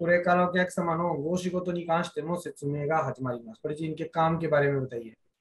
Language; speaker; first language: Japanese; non-native, fluent; Hindi